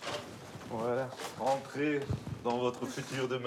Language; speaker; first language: French; native; French